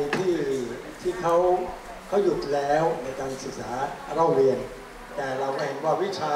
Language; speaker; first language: Thai; native; Thai